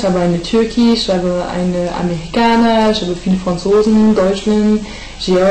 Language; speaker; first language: German; non-native, learner; French